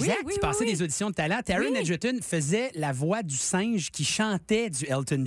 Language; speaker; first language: French; native; French